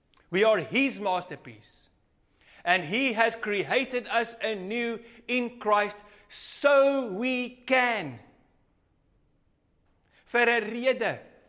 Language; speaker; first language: English; non-native, local second language; Afrikaans